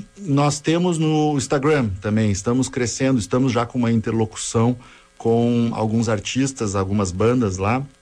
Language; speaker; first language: Portuguese; native; Portuguese